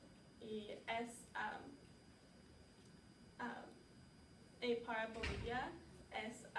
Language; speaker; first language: Spanish; non-native, learner; English